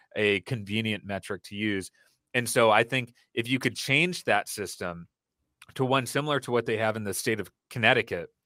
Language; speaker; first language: English; native; English